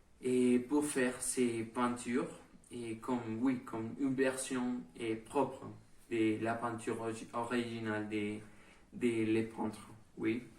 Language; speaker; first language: French; non-native, learner; Spanish